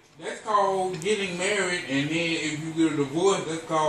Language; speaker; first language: English; native; English